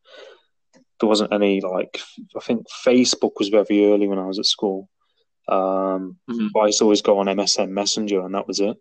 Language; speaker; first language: English; native; English